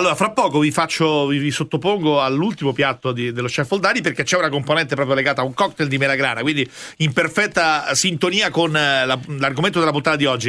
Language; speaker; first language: Italian; native; Italian